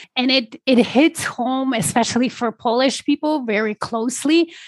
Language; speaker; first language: English; non-native, fluent; Polish